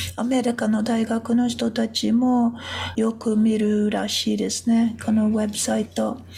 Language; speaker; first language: Japanese; non-native, fluent; English